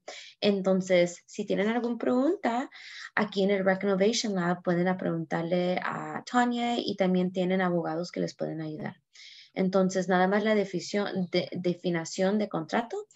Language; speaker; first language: Spanish; early bilingual, heritage; Spanish